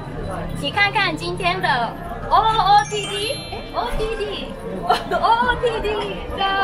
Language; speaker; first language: Chinese; non-native, fluent; Japanese